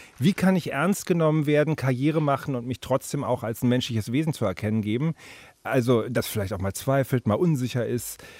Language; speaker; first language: German; native; German